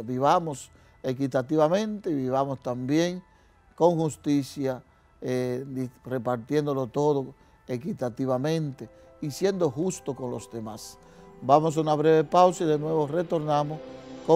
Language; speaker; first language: Spanish; native; Spanish